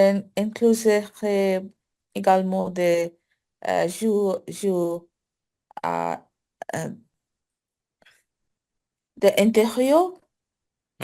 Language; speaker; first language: French; non-native, learner; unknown